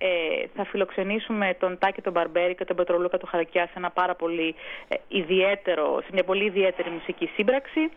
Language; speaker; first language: Greek; native; Greek